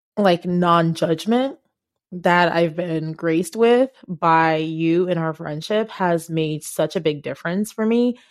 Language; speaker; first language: English; non-native, local second language; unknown